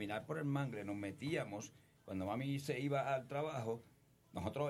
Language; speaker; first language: Spanish; native; Spanish